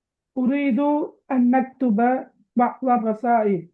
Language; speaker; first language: Arabic; non-native, fluent; Tamil